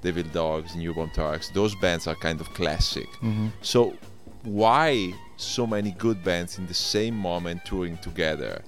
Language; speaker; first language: English; non-native, fluent; Italian